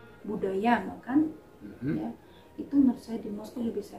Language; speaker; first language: Indonesian; non-native, fluent; Russian